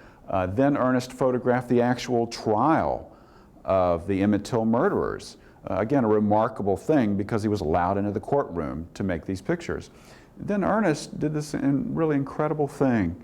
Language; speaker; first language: English; native; English